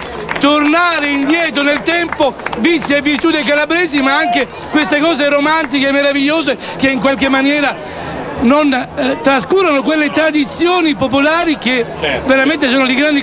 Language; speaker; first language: Italian; native; Italian